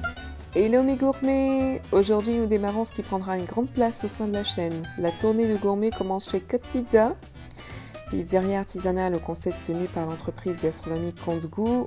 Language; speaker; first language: French; native; French